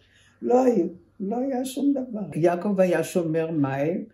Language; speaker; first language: Hebrew; early bilingual, other home language; German